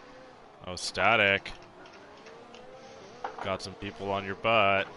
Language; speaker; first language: English; native; English